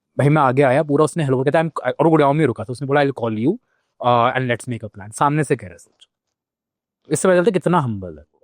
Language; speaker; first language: Hindi; native; Hindi